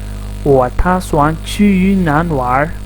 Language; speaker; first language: Chinese; non-native, fluent; Urdu